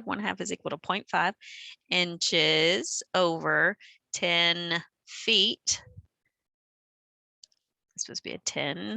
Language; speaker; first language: English; native; English